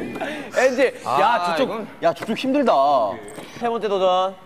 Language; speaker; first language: Korean; native; Korean